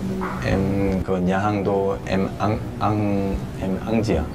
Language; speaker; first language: Vietnamese; non-native, learner; Korean